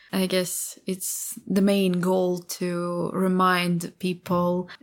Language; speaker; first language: English; non-native, fluent; Ukrainian